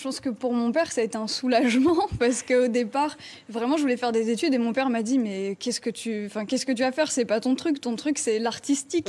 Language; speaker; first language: French; native; French